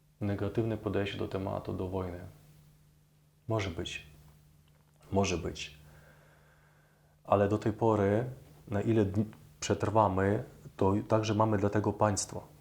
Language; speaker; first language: Polish; non-native, fluent; Ukrainian